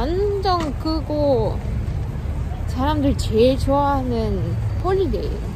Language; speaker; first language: Korean; non-native, fluent; Russian